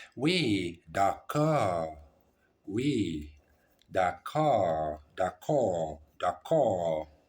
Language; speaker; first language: French; non-native, learner; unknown